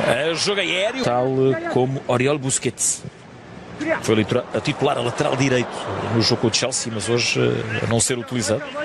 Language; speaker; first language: Portuguese; native; Portuguese